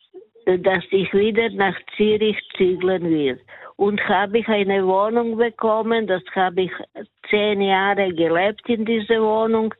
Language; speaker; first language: German; non-native, learner; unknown